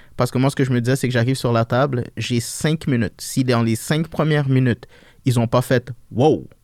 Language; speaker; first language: French; early bilingual, other home language; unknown